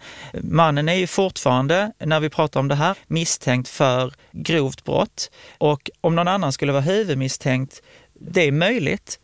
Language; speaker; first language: Swedish; native; Swedish